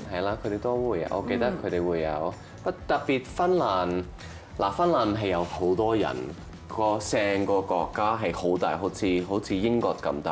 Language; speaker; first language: Cantonese; non-native, local second language; French